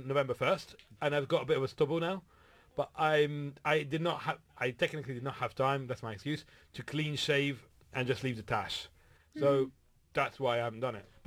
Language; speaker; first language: English; native; English